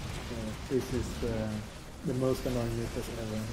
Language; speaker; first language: English; non-native, fluent; Swedish